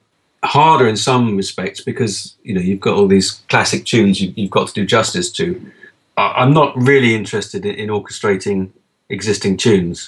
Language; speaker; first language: English; native; English